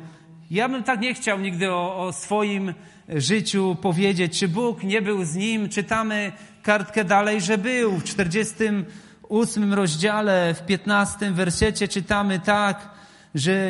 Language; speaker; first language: Polish; native; Polish